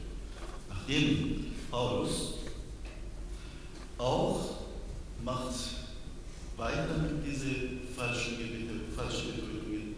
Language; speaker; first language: German; non-native, learner; Persian